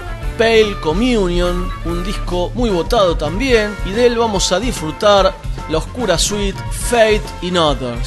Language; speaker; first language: Spanish; native; Spanish